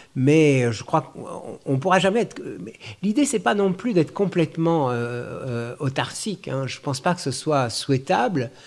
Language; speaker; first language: French; native; French